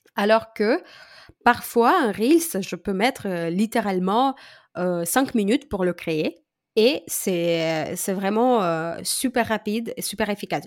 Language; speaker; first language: French; non-native, fluent; Romanian